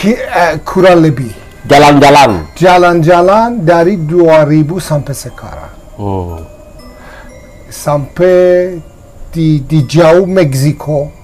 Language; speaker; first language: Indonesian; non-native, learner; Persian